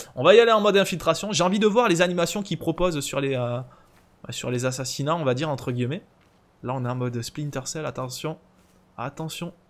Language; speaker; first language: French; native; French